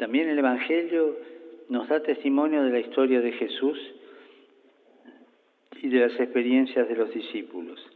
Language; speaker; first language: Spanish; native; Spanish